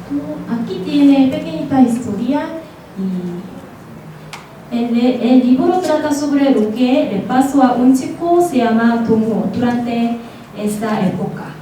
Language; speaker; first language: Spanish; non-native, learner; Korean